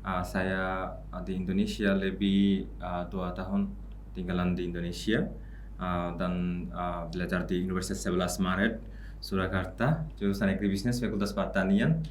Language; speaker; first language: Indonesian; non-native, learner; Bangla